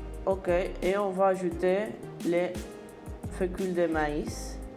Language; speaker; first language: French; non-native, learner; Spanish